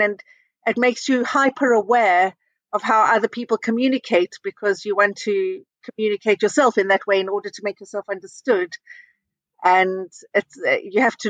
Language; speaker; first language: English; native; English